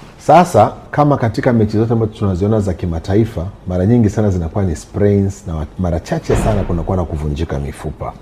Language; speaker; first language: Swahili; native; Swahili